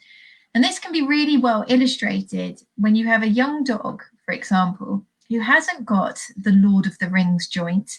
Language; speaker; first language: English; native; English